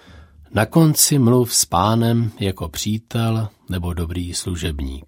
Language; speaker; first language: Czech; native; Czech